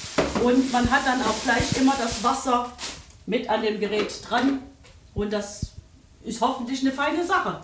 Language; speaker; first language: German; native; German